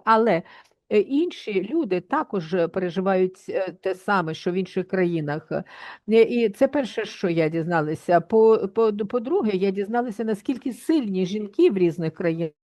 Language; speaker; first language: Ukrainian; native; Ukrainian